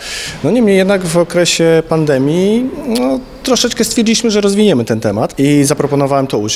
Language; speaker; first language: Polish; native; Polish